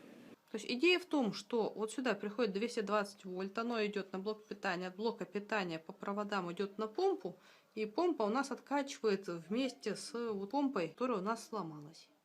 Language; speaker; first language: Russian; native; Russian